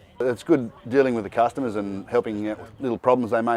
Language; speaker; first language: English; native; English